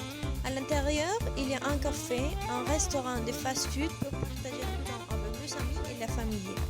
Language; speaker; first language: French; non-native, learner; Spanish